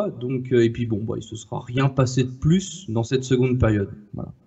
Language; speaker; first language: French; native; French